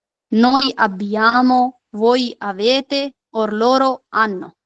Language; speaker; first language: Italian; non-native, fluent; Urdu